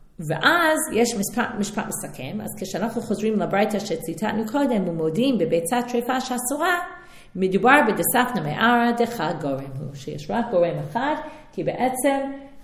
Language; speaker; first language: Hebrew; non-native, fluent; English